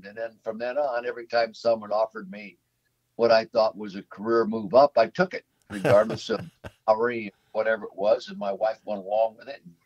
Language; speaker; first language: English; native; English